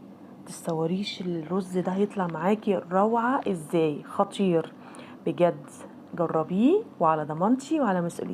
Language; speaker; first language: Arabic; native; Arabic